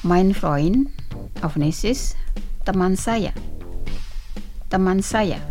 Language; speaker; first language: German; non-native, fluent; Indonesian